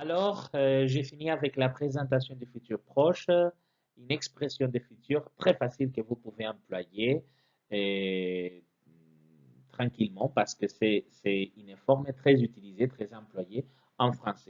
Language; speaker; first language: French; non-native, fluent; Spanish